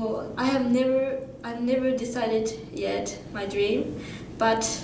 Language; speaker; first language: English; non-native, learner; Japanese